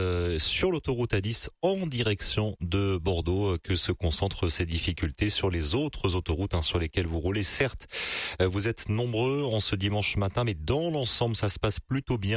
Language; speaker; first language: French; native; French